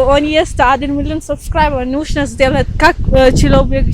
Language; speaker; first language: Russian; non-native, learner; Malayalam